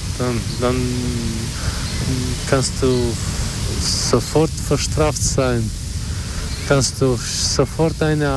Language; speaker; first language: German; non-native, learner; Albanian